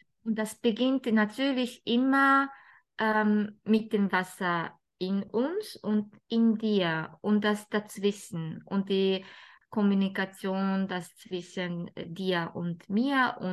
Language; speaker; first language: German; non-native, fluent; Japanese